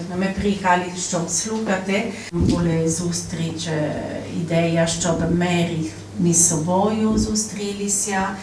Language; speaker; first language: Ukrainian; non-native, learner; Polish